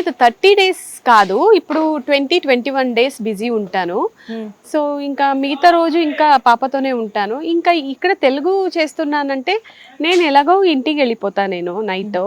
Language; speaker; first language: Telugu; non-native, fluent; Tamil